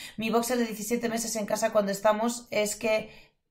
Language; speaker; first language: Spanish; non-native, fluent; Polish